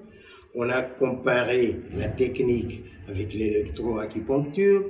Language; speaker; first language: French; non-native, local second language; Malagasy